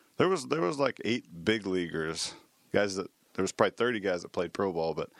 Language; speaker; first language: English; native; English